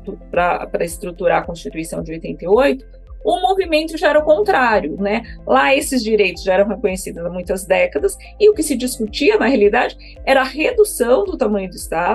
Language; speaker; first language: Portuguese; native; Portuguese